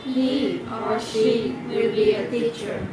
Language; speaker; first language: English; non-native, learner; Vietnamese